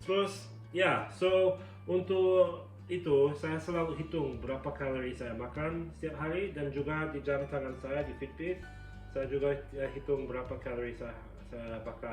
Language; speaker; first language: Indonesian; non-native, fluent; English